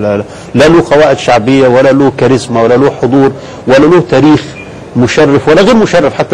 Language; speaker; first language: Arabic; native; Arabic